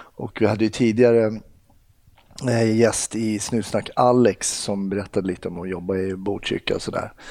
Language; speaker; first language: Swedish; native; Swedish